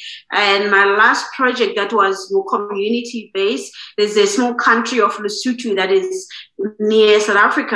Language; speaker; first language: English; non-native, local second language; Xhosa